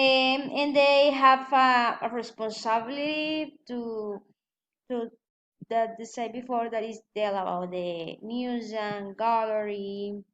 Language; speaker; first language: English; non-native, learner; Spanish